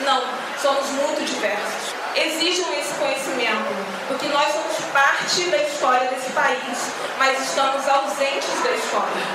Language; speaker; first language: Portuguese; native; Portuguese